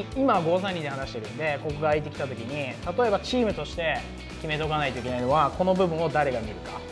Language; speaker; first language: Japanese; native; Japanese